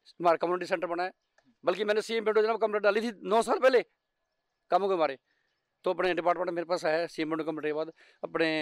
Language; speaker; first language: Hindi; native; Hindi